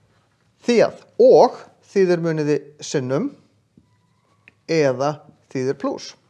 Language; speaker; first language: Icelandic; native; Icelandic